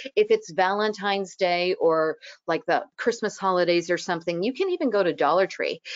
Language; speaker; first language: English; native; English